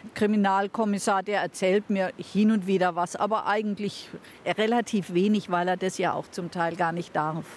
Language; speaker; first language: German; native; German